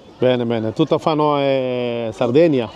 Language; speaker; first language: Italian; non-native, learner; Malayalam